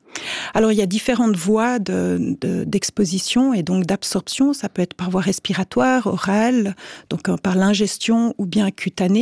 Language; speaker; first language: French; native; French